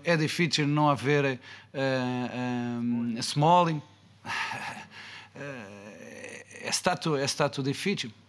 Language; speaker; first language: Italian; non-native, fluent; Portuguese